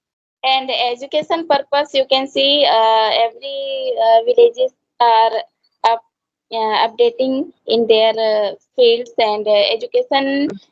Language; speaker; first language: English; non-native, learner; Hindi